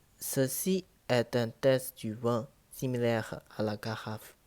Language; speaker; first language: French; non-native, learner; Chinese